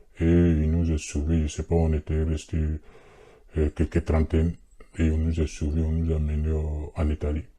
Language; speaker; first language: French; non-native, local second language; Bambara